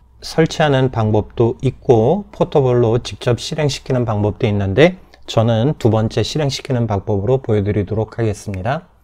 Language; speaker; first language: Korean; native; Korean